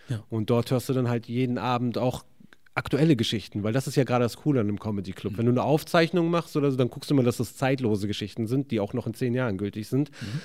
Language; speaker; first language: German; early bilingual, other home language; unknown